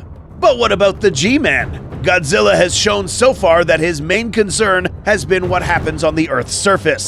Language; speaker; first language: English; native; English